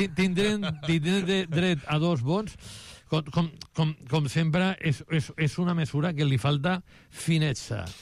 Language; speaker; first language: Catalan; non-native, local second language; Spanish